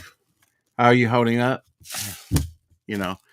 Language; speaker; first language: English; native; English